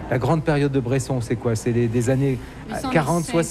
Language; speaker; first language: French; native; French